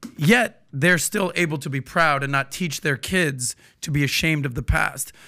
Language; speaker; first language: English; native; English